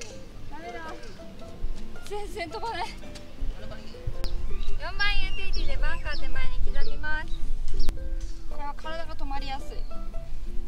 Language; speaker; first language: Japanese; native; Japanese